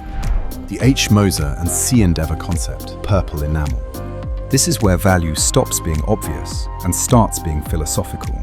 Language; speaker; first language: English; native; English